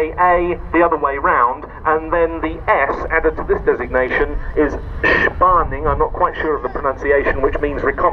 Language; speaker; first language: English; native; English